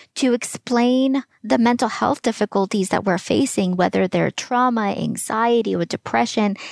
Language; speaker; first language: English; early bilingual, other home language; Russian